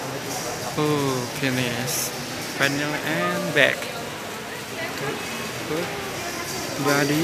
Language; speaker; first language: English; non-native, learner; Indonesian